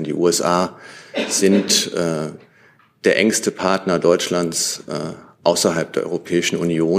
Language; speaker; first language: German; native; German